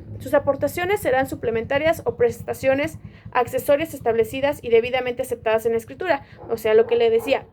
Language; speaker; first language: Spanish; native; Spanish